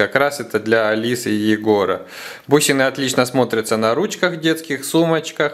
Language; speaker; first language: Russian; native; Russian